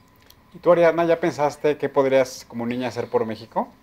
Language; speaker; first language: Spanish; native; Spanish